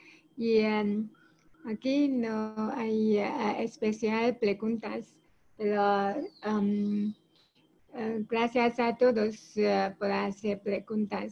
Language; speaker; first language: Spanish; non-native, learner; Chinese